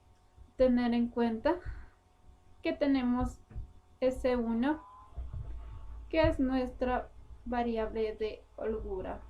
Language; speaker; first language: Spanish; native; Spanish